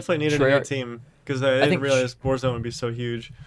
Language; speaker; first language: English; native; English